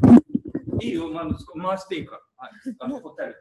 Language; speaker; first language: Japanese; native; Japanese